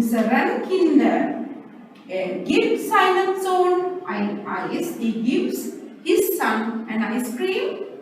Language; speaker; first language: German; non-native, fluent; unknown